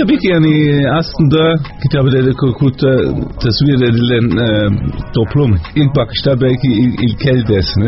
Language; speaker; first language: Turkish; non-native, fluent; Dutch